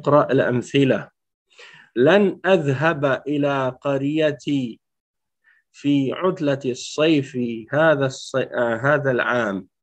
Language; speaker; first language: Arabic; non-native, fluent; French